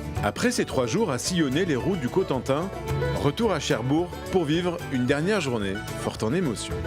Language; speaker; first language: French; native; French